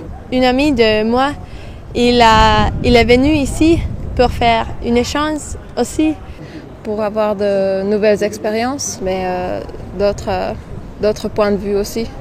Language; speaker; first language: French; non-native, learner; Finnish